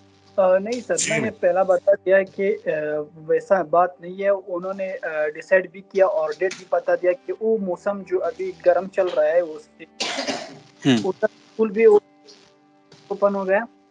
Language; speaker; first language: Hindi; non-native, learner; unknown